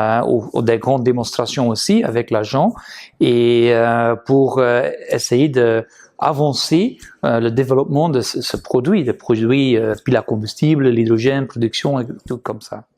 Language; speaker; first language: French; non-native, local second language; Dutch